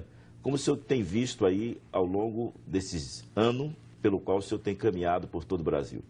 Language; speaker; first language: Portuguese; native; Portuguese